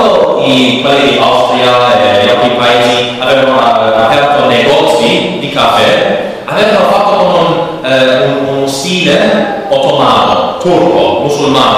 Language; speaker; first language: Italian; non-native, learner; English